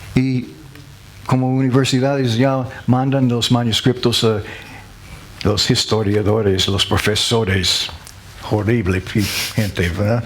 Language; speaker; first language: Spanish; non-native, learner; English